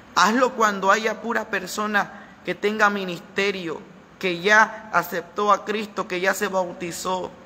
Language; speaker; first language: Spanish; native; Spanish